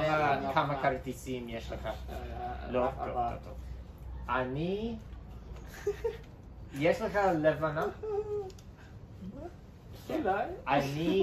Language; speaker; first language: Hebrew; non-native, learner; English